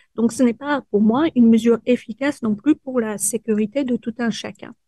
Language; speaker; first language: French; early bilingual, other home language; Persian